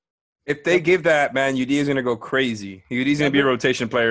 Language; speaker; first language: English; native; English